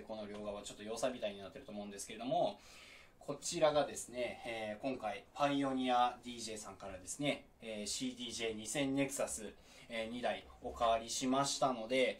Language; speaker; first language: Japanese; native; Japanese